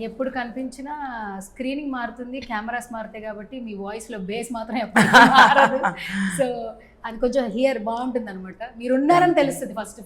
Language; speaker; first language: Telugu; native; Telugu